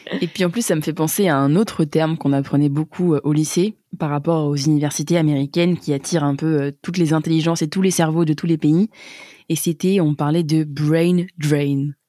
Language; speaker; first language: French; native; French